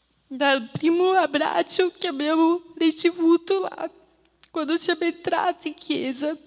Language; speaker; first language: Italian; non-native, fluent; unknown